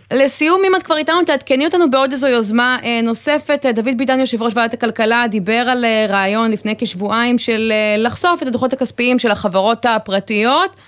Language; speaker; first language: Hebrew; native; Hebrew